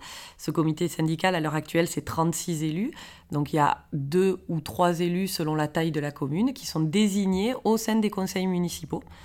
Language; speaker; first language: French; native; French